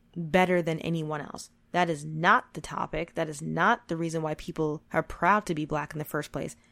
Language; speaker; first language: English; native; English